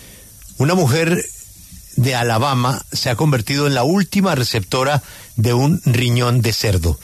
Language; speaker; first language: Spanish; native; Spanish